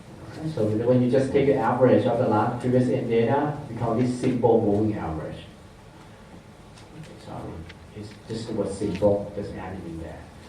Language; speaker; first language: English; non-native, fluent; Thai